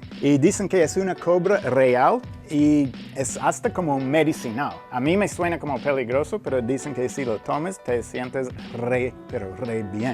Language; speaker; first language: Spanish; non-native, fluent; English